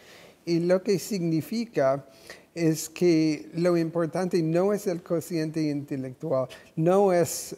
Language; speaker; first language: Spanish; non-native, fluent; English